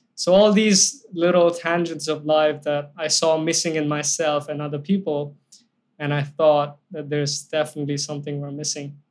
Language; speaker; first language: English; non-native, local second language; Hindi